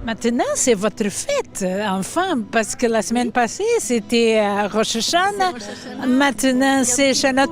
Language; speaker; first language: French; non-native, fluent; Portuguese